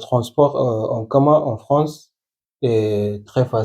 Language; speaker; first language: French; non-native, learner; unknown